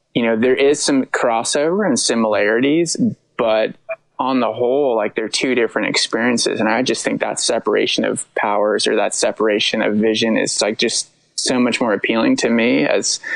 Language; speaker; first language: English; native; English